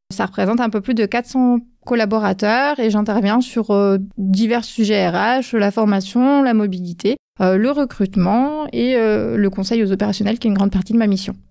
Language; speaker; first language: French; native; French